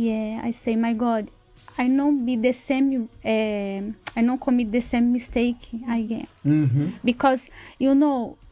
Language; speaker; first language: English; non-native, learner; Portuguese